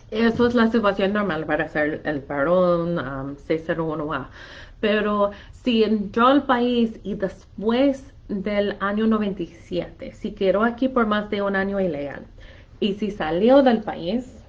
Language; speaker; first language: Spanish; non-native, fluent; English